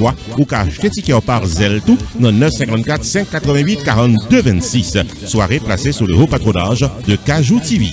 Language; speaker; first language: French; non-native, local second language; Haitian Creole